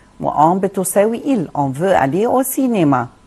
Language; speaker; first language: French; non-native, fluent; Arabic